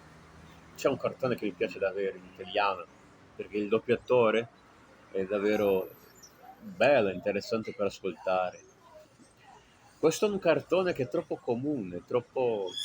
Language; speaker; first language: Italian; non-native, fluent; Portuguese